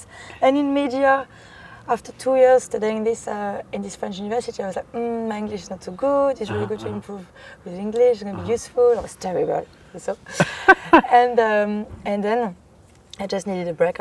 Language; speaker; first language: English; non-native, fluent; French